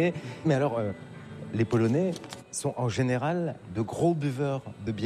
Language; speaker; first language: French; native; French